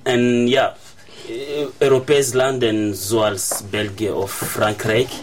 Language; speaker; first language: Dutch; non-native, fluent; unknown